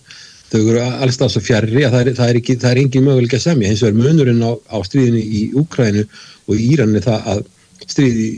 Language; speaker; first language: Icelandic; native; Icelandic